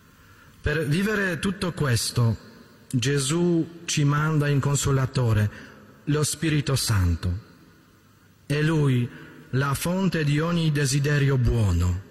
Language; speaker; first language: Italian; native; Italian